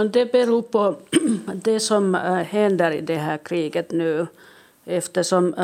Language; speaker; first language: Swedish; non-native, local second language; Finnish